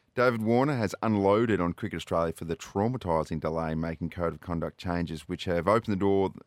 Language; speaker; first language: English; native; English